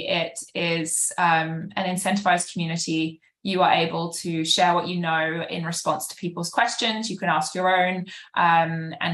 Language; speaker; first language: English; native; English